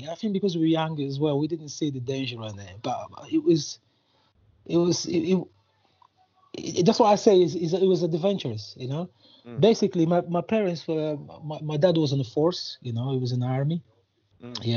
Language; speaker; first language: English; non-native, fluent; Portuguese